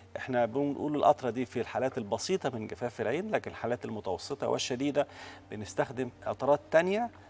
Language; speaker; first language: Arabic; native; Arabic